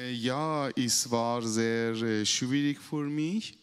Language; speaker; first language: German; non-native, learner; Persian